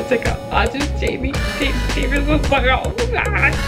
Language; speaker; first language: Korean; non-native, fluent; English